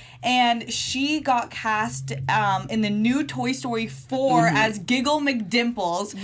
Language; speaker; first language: English; native; English